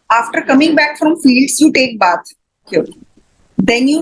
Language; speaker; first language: English; non-native, fluent; Hindi